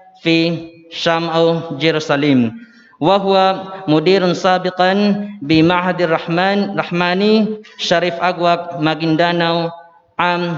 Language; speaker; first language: Arabic; non-native, fluent; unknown